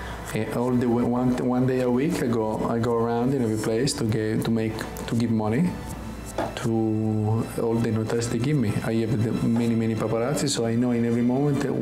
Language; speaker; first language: English; non-native, learner; Italian